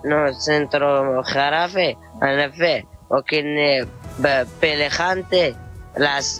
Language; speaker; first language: Spanish; non-native, learner; Arabic